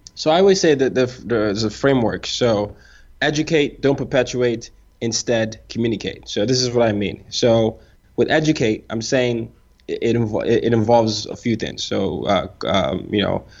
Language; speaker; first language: English; non-native, local second language; Yoruba